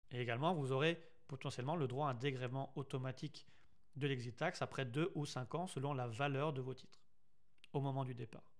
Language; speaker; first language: French; native; French